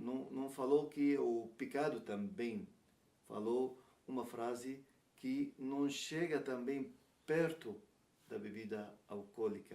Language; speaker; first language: Portuguese; non-native, learner; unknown